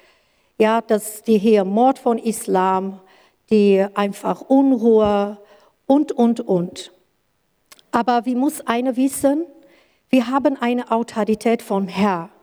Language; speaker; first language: German; non-native, learner; Kurdish